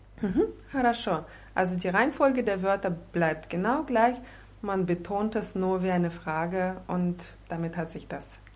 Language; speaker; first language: German; non-native, fluent; Russian